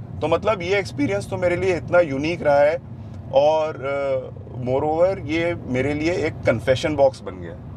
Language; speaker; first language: Hindi; native; Hindi